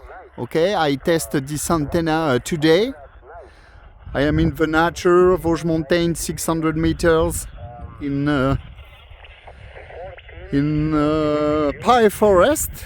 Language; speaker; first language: English; non-native, learner; French